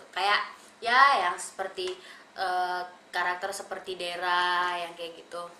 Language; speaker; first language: Indonesian; native; Indonesian